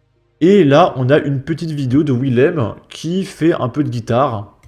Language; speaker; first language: French; native; French